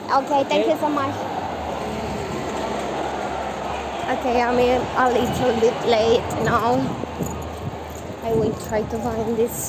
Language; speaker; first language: English; non-native, learner; Spanish